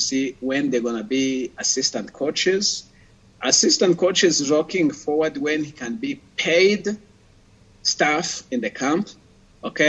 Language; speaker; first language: English; non-native, local second language; Kinyarwanda